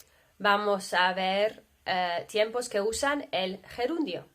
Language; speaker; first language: Spanish; non-native, fluent; English